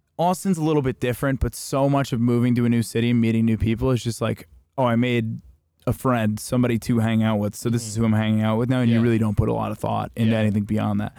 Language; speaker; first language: English; native; English